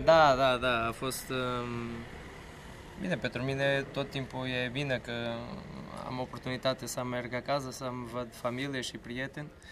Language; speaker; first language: Romanian; non-native, fluent; Portuguese